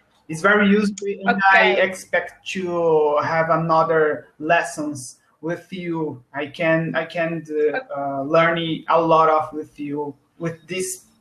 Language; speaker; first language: English; non-native, learner; Portuguese